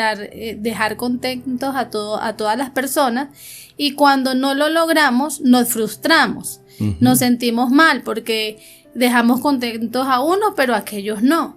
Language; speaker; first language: Spanish; native; Spanish